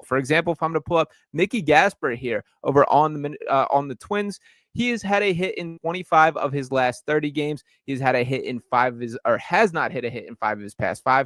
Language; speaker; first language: English; native; English